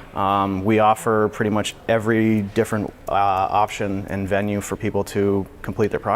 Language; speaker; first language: English; native; English